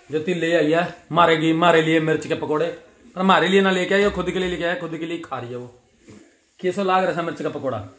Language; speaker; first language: Hindi; native; Hindi